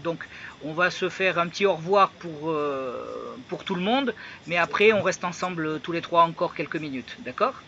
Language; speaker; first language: French; native; French